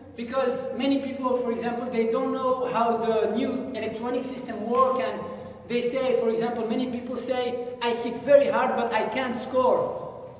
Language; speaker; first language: English; non-native, fluent; French